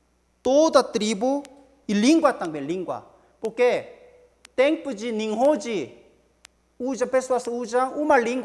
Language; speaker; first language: Portuguese; non-native, learner; Korean